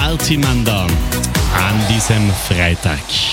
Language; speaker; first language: German; native; German